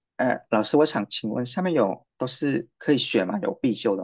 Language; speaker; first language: Chinese; non-native, fluent; Vietnamese